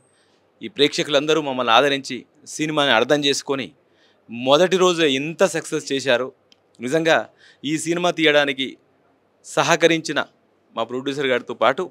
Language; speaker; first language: Telugu; native; Telugu